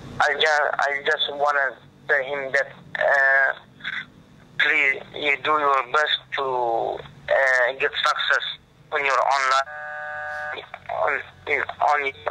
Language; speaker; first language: English; non-native, learner; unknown